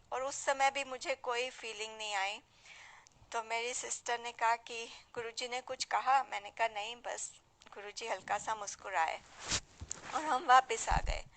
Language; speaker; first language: Hindi; native; Hindi